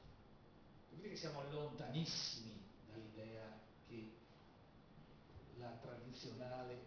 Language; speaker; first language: Italian; native; Italian